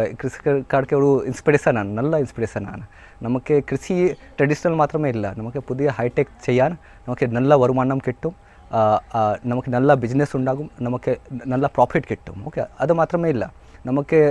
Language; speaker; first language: Malayalam; non-native, learner; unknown